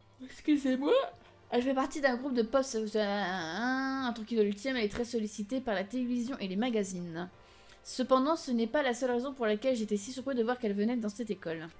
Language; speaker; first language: French; native; French